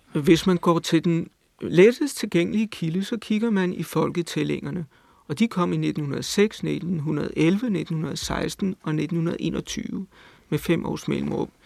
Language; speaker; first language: Danish; native; Danish